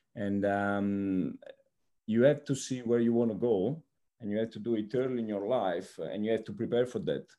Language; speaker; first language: English; non-native, fluent; Italian